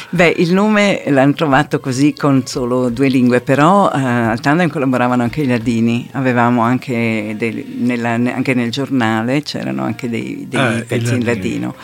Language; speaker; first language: Italian; native; Italian